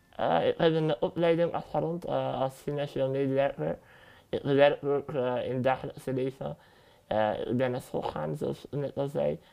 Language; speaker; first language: Dutch; early bilingual, other home language; Arabic